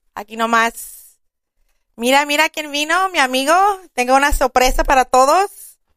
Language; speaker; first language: Spanish; early bilingual, other home language; English